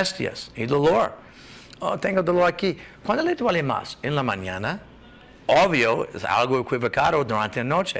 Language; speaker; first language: Spanish; non-native, learner; English